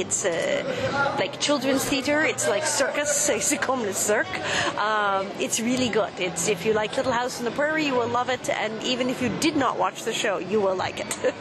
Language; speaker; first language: English; native; English